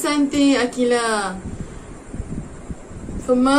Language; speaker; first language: Arabic; non-native, learner; Malay